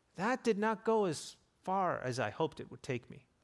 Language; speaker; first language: English; native; English